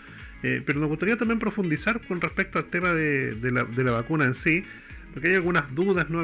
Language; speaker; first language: Spanish; native; Spanish